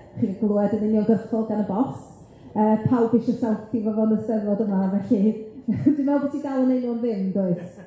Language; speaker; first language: Welsh; native; Welsh